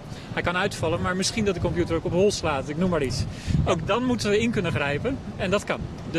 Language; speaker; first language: Dutch; native; Dutch